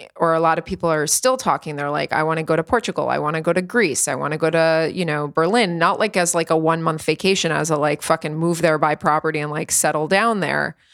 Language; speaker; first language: English; native; English